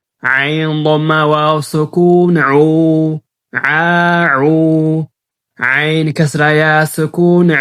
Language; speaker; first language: Arabic; non-native, fluent; Amharic